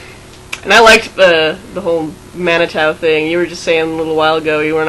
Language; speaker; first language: English; native; English